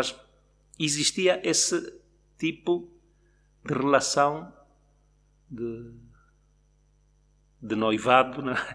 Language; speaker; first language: Portuguese; non-native, local second language; Spanish